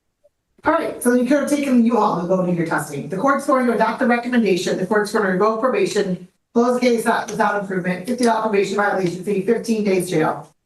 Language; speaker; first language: English; native; English